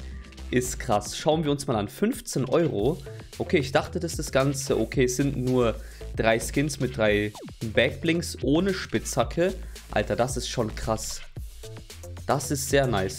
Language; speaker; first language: German; native; German